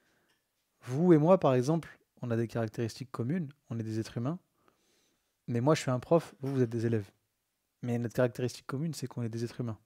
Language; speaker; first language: French; native; French